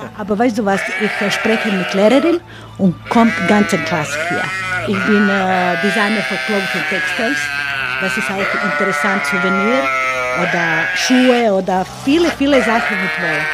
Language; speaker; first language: German; non-native, learner; Croatian